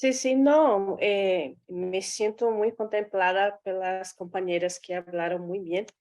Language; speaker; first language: Spanish; non-native, fluent; Guarani